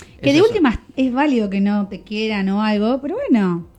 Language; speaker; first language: Spanish; native; Spanish